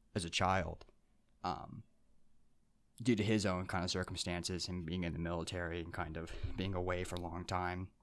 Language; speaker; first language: English; early bilingual, other home language; Japanese